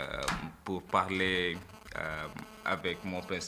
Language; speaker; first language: French; non-native, learner; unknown